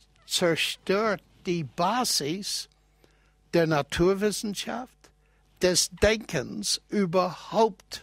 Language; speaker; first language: German; non-native, fluent; English